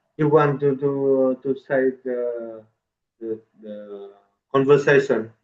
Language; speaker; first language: English; non-native, learner; Vietnamese